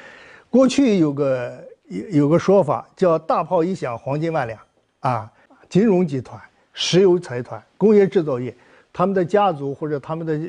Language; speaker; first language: Chinese; native; Chinese